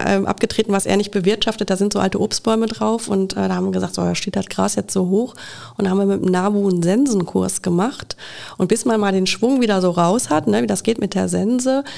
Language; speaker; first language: German; native; German